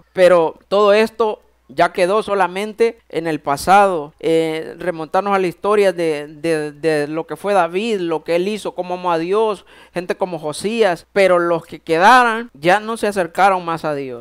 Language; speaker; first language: Spanish; native; Spanish